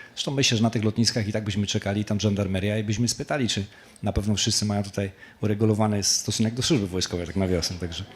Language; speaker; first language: Polish; native; Polish